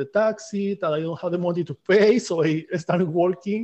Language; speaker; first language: English; non-native, fluent; Spanish